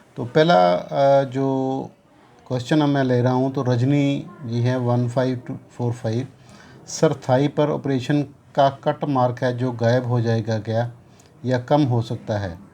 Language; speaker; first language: Hindi; non-native, local second language; Punjabi